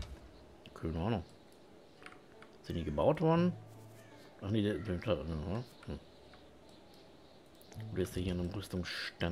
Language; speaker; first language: German; native; German